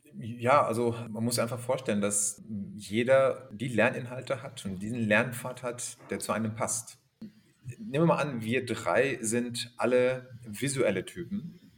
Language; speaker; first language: German; native; German